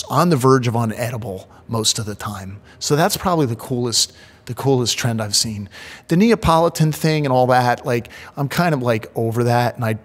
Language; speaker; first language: English; native; English